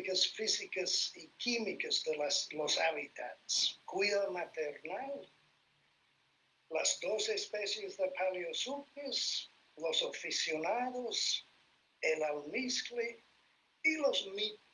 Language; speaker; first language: Spanish; non-native, fluent; English